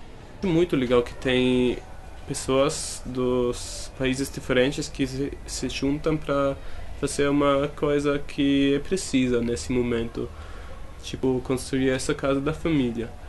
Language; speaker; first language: Portuguese; non-native, fluent; German